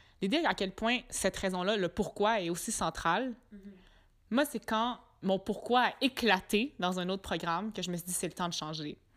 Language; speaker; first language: French; native; French